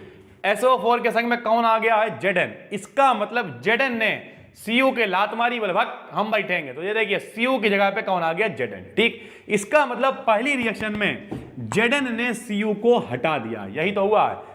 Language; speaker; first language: Hindi; native; Hindi